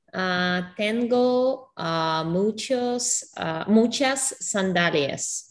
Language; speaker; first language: Spanish; non-native, fluent; English